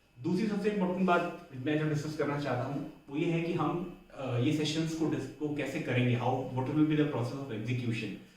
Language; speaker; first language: Hindi; native; Hindi